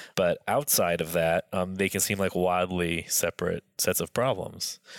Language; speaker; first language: English; native; English